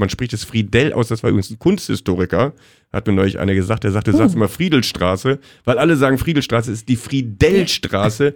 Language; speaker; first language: German; native; German